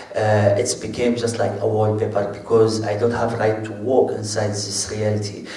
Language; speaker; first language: English; non-native, fluent; Arabic